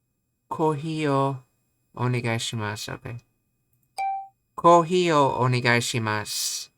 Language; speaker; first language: Japanese; non-native, learner; English